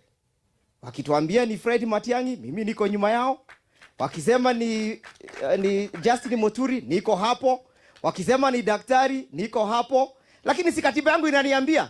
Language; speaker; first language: Swahili; non-native, local second language; Kamba